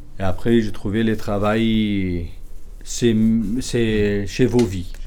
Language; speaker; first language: French; non-native, learner; Kurdish